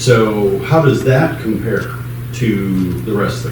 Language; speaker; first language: English; native; English